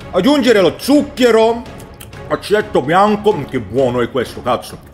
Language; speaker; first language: Italian; non-native, learner; Swedish